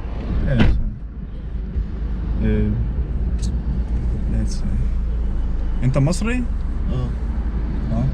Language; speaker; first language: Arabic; non-native, learner; English